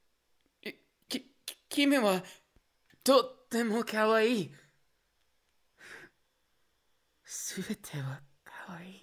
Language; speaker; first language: Japanese; non-native, learner; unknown